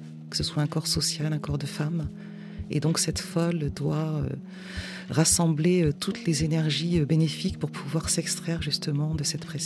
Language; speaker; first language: French; native; French